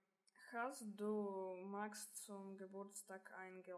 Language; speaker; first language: German; non-native, learner; Russian